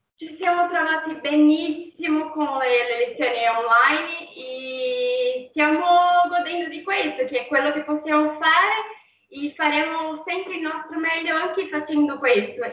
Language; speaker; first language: Italian; non-native, fluent; Portuguese